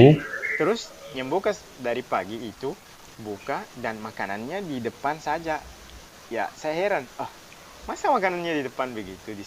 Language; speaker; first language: Indonesian; non-native, fluent; Arabic